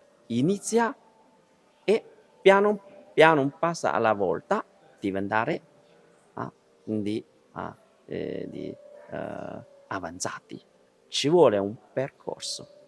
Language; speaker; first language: Italian; non-native, learner; Chinese